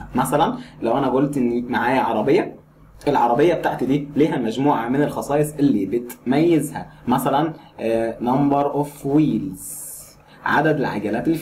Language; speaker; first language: Arabic; native; Arabic